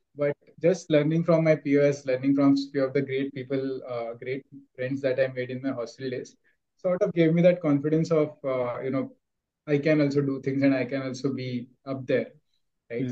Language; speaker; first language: English; non-native, local second language; Marathi